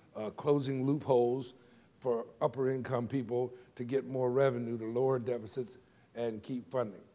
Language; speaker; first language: English; native; English